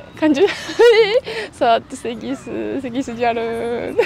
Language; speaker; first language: Kyrgyz; non-native, learner; Japanese